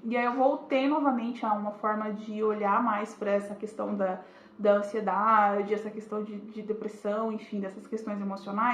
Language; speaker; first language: Portuguese; native; Portuguese